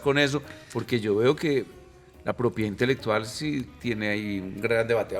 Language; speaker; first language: Spanish; native; Spanish